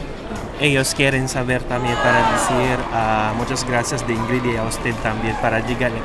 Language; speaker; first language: Spanish; non-native, learner; Filipino